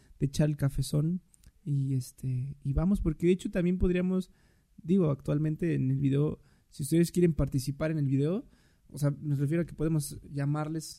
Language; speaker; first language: Spanish; native; Spanish